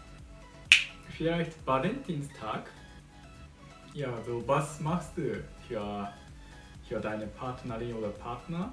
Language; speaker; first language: German; non-native, learner; Japanese